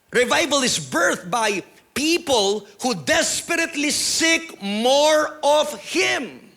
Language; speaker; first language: English; non-native, local second language; Filipino